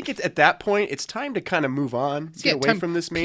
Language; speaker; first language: English; native; English